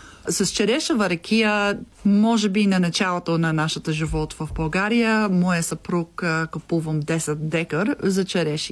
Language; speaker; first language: Bulgarian; non-native, learner; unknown